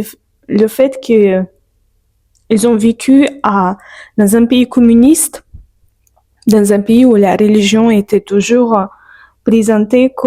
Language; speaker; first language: French; non-native, fluent; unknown